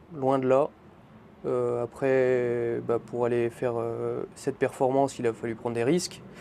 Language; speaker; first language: French; native; French